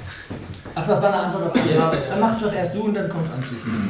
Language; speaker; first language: German; native; German